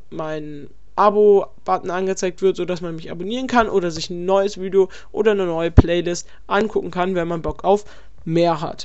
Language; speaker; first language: German; native; German